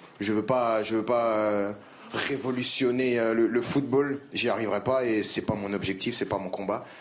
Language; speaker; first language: French; native; French